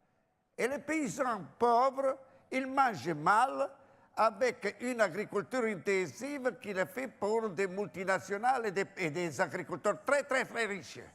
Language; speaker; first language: French; non-native, fluent; Italian